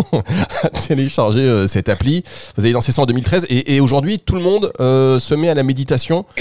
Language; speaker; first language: French; native; French